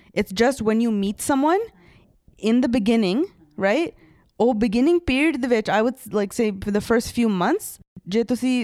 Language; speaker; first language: Punjabi; early bilingual, heritage; Punjabi